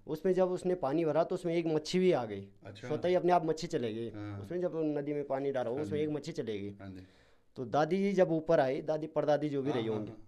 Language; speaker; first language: Hindi; non-native, local second language; Garhwali